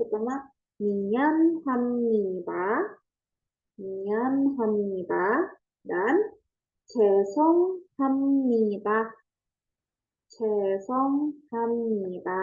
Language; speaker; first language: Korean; non-native, learner; Indonesian